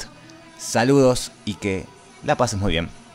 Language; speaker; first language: Spanish; native; Spanish